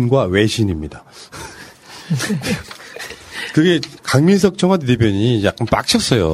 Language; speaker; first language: Korean; native; Korean